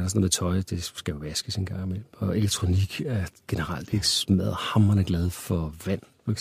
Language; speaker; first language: Danish; native; Danish